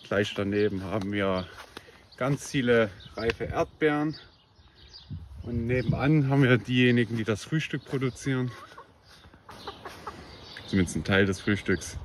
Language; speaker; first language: German; native; German